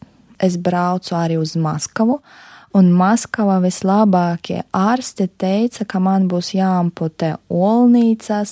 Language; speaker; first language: Latvian; non-native, local second language; Russian